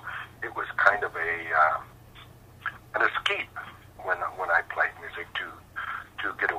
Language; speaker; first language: English; native; English